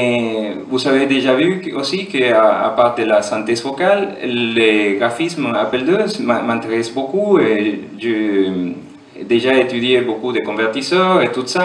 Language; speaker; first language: French; non-native, fluent; German